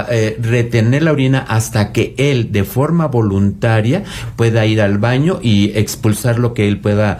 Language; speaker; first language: Spanish; native; Spanish